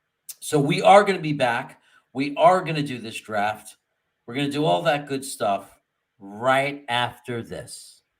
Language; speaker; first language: English; native; English